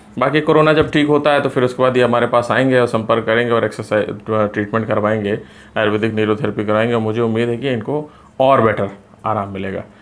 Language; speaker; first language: Hindi; native; Hindi